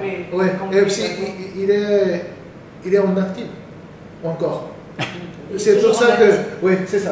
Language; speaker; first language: French; non-native, learner; Korean